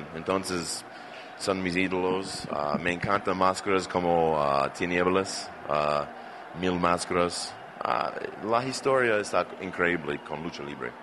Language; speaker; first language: Spanish; non-native, fluent; English